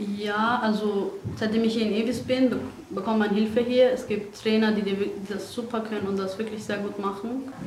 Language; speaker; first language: German; non-native, fluent; Persian